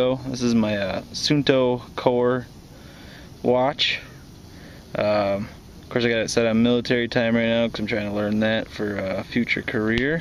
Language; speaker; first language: English; native; English